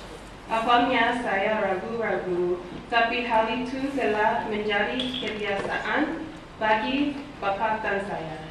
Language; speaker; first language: Indonesian; non-native, learner; English